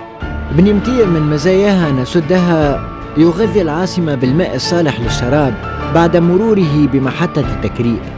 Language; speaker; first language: Arabic; native; Arabic